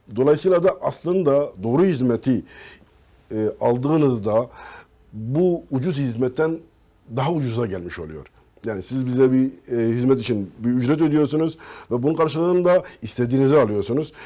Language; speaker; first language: Turkish; non-native, local second language; Kurdish